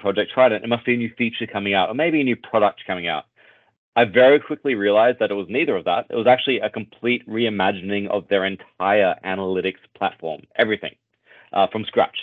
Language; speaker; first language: English; native; English